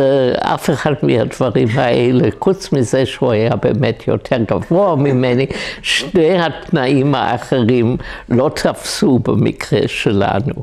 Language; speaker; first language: Hebrew; non-native, fluent; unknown